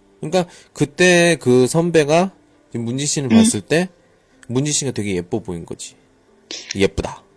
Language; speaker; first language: Korean; native; Korean